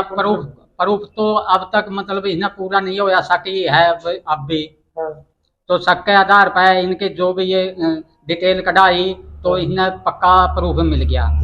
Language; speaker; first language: Hindi; non-native, local second language; Haryanvi